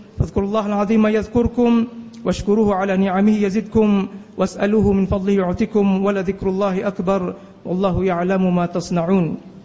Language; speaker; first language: Arabic; non-native, fluent; Malay